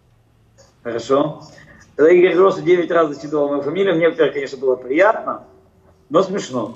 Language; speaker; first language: Russian; native; Russian